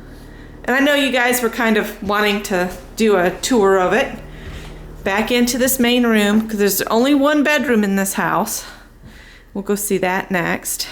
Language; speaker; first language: English; native; English